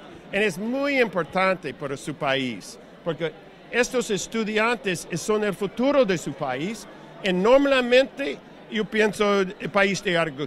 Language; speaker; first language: Spanish; non-native, learner; English